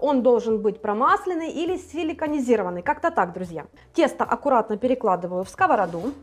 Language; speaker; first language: Russian; native; Russian